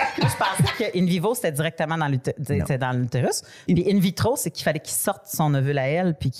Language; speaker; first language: French; native; French